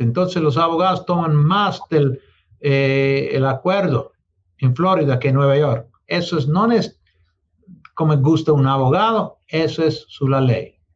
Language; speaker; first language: Spanish; non-native, learner; English